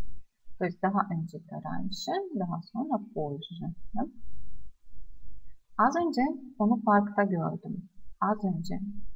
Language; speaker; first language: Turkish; non-native, fluent; Russian